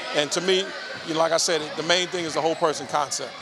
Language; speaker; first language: English; native; English